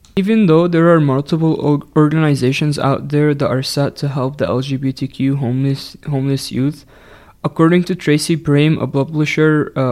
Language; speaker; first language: English; non-native, fluent; Arabic